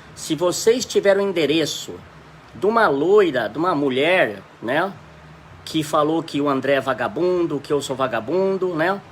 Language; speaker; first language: Portuguese; native; Portuguese